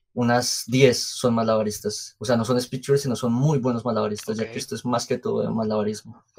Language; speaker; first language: Spanish; native; Spanish